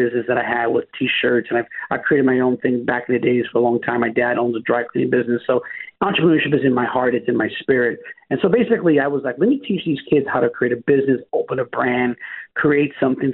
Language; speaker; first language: English; native; English